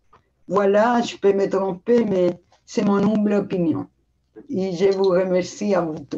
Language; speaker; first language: French; non-native, fluent; Spanish